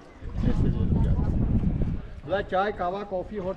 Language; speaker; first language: Hindi; non-native, local second language; Kashmiri